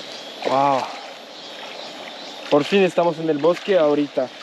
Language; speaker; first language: Spanish; non-native, learner; French